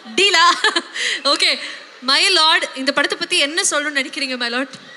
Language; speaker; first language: Tamil; native; Tamil